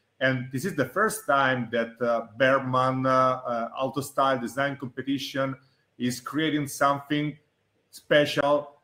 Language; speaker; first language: English; non-native, fluent; Italian